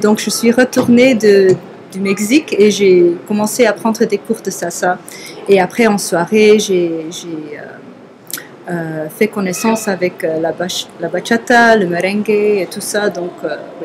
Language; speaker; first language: French; non-native, fluent; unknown